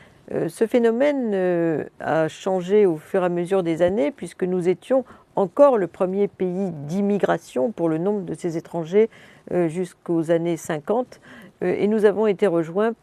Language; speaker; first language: French; native; French